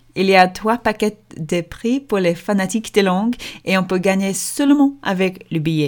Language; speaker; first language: French; non-native, fluent; English